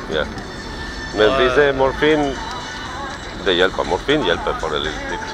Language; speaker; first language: Danish; non-native, learner; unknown